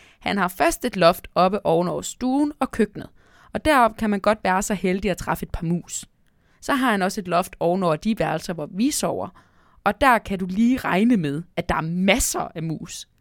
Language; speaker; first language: Danish; native; Danish